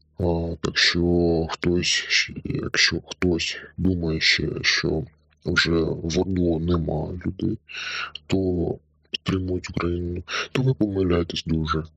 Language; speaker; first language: Ukrainian; non-native, local second language; Russian